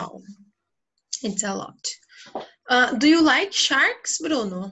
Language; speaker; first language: English; non-native, fluent; Portuguese